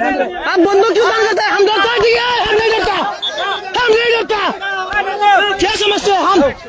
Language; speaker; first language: Hindi; non-native, learner; Bangla